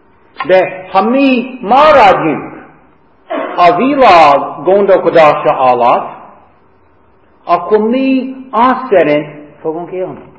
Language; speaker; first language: Hungarian; non-native, fluent; English